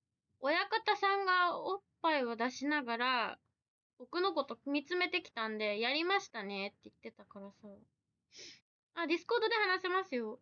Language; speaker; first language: Japanese; native; Japanese